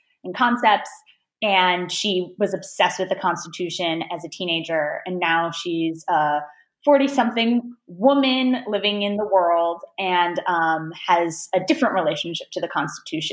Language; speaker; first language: English; native; English